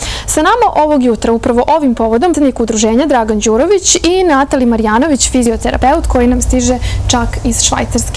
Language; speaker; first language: Serbian; native; Serbian